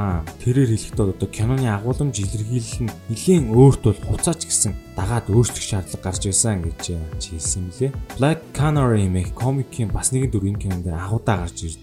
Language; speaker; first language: Mongolian; native; Mongolian